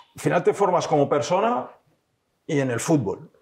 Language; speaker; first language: Spanish; early bilingual, heritage; French